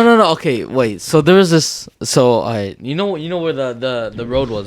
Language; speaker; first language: English; native; English